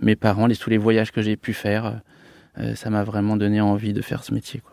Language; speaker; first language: French; native; French